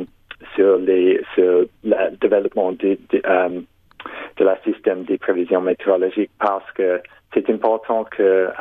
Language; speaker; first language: French; non-native, local second language; English